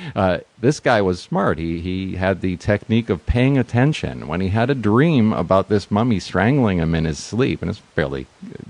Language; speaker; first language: English; native; English